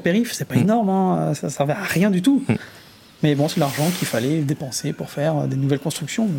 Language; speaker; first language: French; native; French